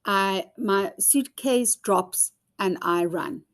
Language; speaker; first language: English; non-native, local second language; Afrikaans